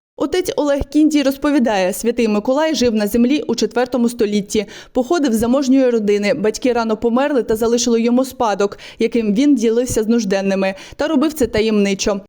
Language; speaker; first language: Ukrainian; native; Ukrainian